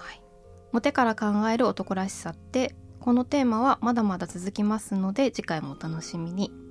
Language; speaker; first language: Japanese; native; Japanese